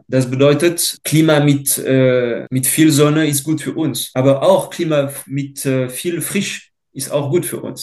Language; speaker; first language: German; non-native, fluent; French